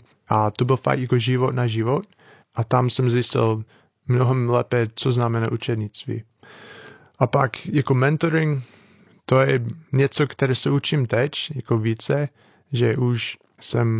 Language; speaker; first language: Czech; non-native, fluent; English